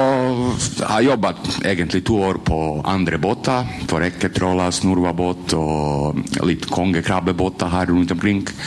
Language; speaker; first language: Norwegian; non-native, fluent; Croatian